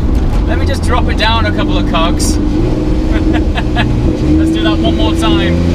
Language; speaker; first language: English; native; English